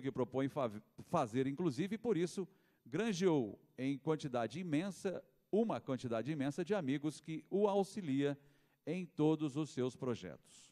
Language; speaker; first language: Portuguese; native; Portuguese